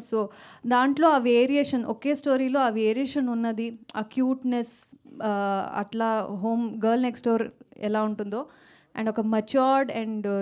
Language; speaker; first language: Telugu; non-native, local second language; Kannada